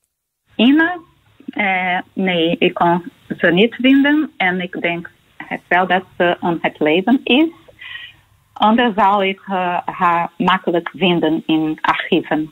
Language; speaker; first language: Dutch; non-native, learner; Portuguese